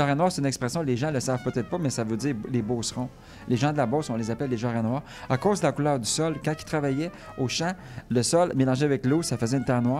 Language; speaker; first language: French; native; French